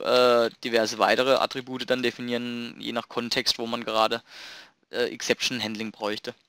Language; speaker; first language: German; native; German